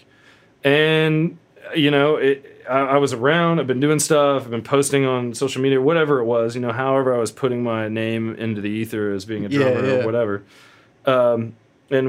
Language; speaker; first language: English; native; English